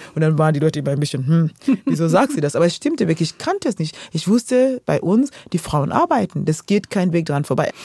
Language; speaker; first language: German; non-native, fluent; Luo (Kenya and Tanzania)